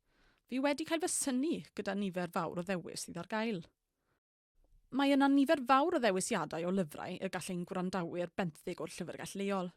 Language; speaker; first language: Welsh; native; Welsh